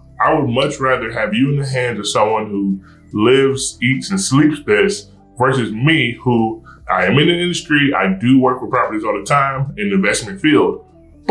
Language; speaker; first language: English; native; English